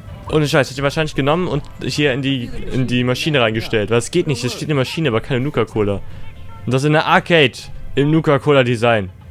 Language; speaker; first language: German; native; German